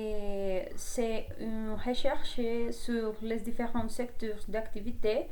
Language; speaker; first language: French; non-native, learner; Spanish